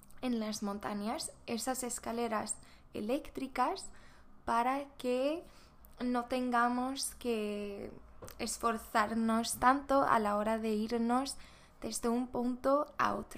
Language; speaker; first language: Spanish; non-native, fluent; Swedish